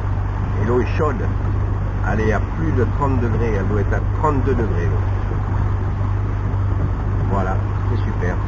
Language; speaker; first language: French; native; French